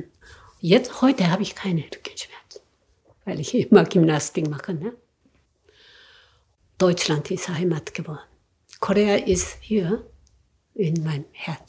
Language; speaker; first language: German; non-native, learner; Korean